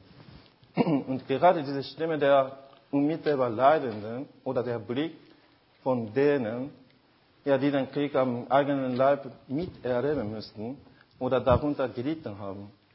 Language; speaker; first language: German; non-native, fluent; Japanese